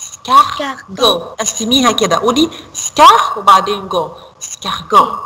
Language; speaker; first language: French; non-native, fluent; Arabic